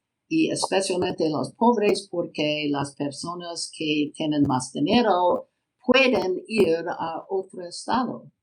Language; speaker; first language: Spanish; non-native, learner; English